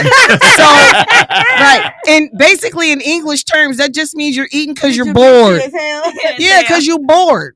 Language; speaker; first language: English; native; English